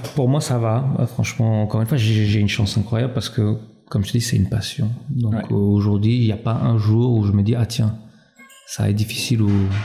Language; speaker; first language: French; early bilingual, other home language; Albanian